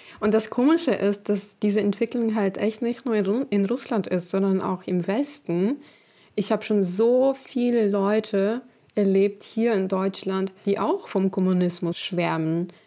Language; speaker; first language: German; non-native, fluent; Ukrainian